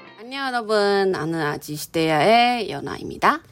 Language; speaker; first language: Korean; non-native, learner; Chinese